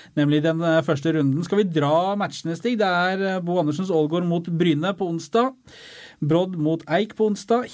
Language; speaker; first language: Norwegian; native; Norwegian